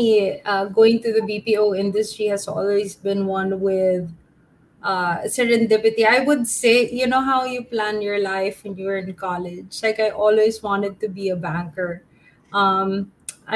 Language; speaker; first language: English; non-native, local second language; Filipino